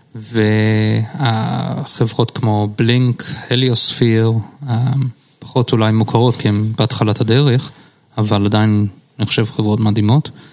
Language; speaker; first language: Hebrew; early bilingual, heritage; Hebrew